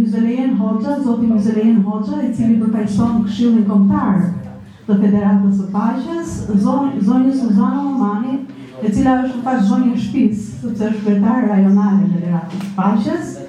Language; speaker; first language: Albanian; native; Albanian